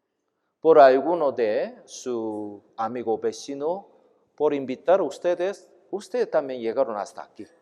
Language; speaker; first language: Spanish; non-native, fluent; Korean